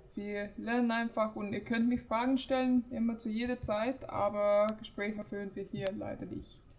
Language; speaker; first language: German; non-native, fluent; English